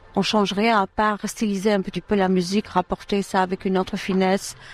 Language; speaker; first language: French; non-native, fluent; Albanian